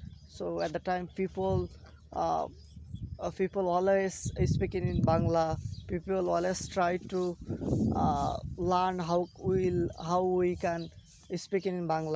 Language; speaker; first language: English; non-native, learner; Bangla